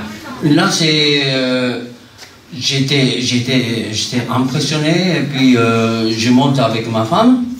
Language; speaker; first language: French; non-native, fluent; Japanese